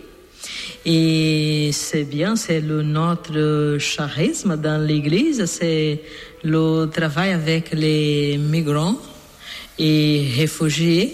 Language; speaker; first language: French; non-native, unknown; Portuguese